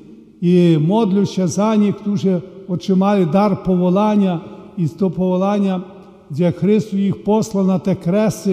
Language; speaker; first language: Polish; early bilingual, heritage; Polish